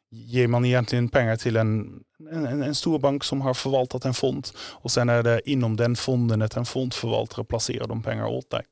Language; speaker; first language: Swedish; non-native, fluent; Dutch